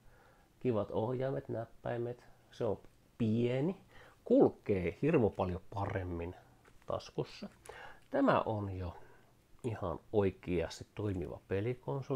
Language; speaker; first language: Finnish; native; Finnish